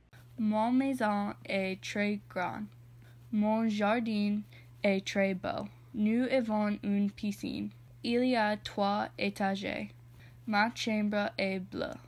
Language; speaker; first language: French; non-native, learner; English